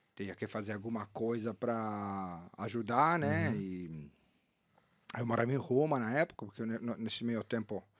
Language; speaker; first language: Portuguese; non-native, fluent; Italian